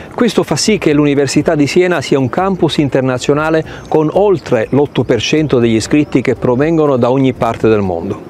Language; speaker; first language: Italian; native; Italian